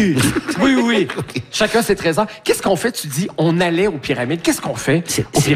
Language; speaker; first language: French; native; French